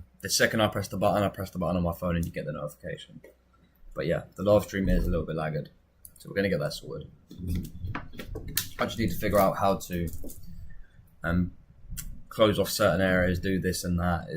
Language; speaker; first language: English; native; English